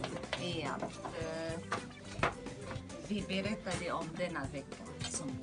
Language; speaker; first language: Swedish; non-native, learner; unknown